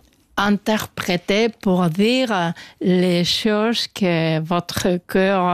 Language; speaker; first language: French; non-native, learner; Spanish